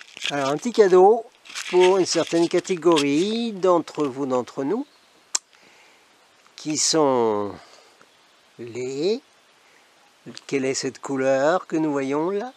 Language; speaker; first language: French; native; French